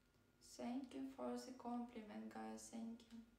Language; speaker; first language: English; non-native, learner; Ukrainian